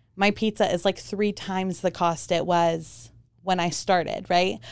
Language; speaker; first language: English; early bilingual, heritage; German